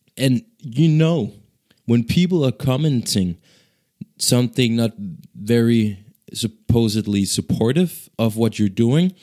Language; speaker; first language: English; non-native, local second language; Danish